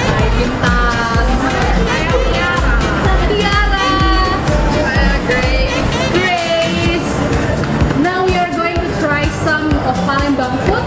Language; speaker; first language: English; non-native, fluent; Indonesian